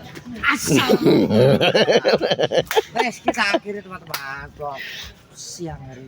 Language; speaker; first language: Indonesian; non-native, local second language; Javanese